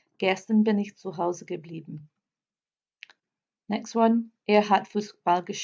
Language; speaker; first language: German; non-native, fluent; English